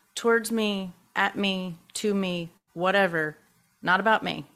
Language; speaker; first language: English; native; English